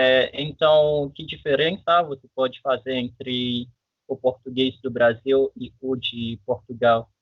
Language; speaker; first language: Portuguese; non-native, fluent; French